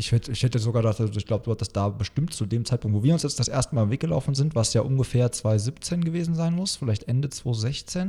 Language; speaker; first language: German; native; German